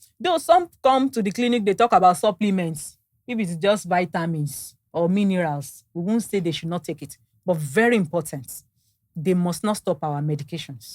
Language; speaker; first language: English; non-native, local second language; Yoruba